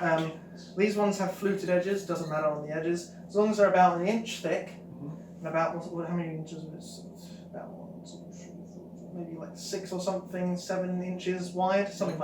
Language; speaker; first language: English; native; English